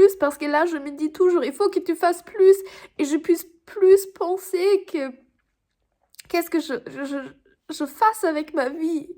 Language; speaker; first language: French; non-native, fluent; German